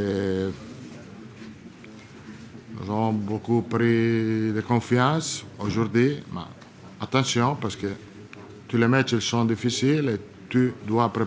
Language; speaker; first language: French; non-native, learner; Italian